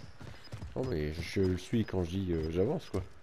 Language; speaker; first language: French; native; French